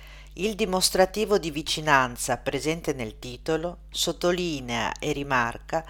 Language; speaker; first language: Italian; native; Italian